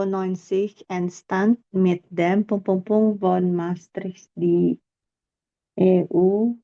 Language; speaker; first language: German; non-native, learner; Indonesian